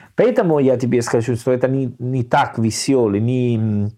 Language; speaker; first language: Russian; non-native, learner; Italian